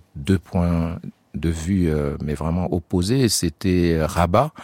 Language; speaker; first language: French; non-native, local second language; Arabic